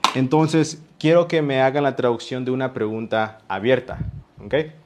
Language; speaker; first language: Spanish; early bilingual, heritage; Spanish